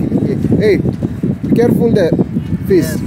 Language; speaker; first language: English; non-native, learner; Indonesian